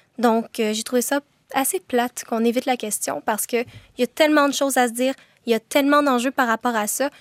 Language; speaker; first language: French; native; French